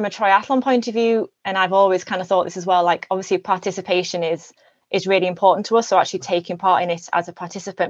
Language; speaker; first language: English; native; English